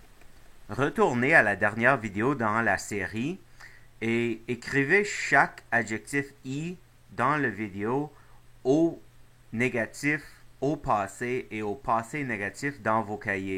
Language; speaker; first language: French; non-native, fluent; English